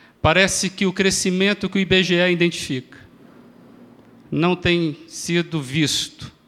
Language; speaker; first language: Portuguese; native; Portuguese